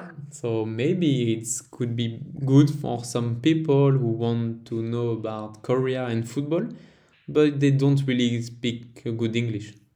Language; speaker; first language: English; non-native, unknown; French